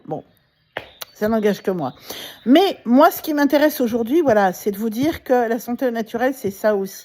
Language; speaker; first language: French; native; French